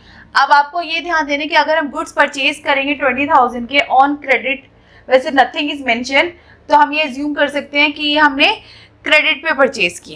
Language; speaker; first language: Hindi; native; Hindi